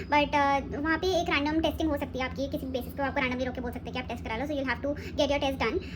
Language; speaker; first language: Hindi; native; Hindi